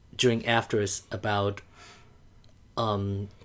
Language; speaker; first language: English; non-native, fluent; Burmese